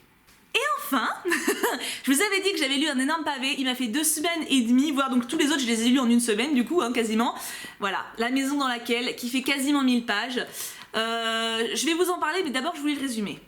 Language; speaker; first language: French; native; French